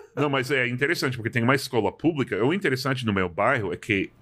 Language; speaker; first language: Portuguese; non-native, fluent; English